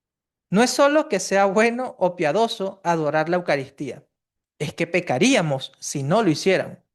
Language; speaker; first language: Spanish; native; Spanish